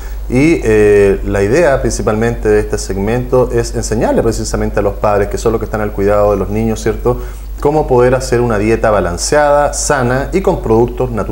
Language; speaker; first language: Spanish; native; Spanish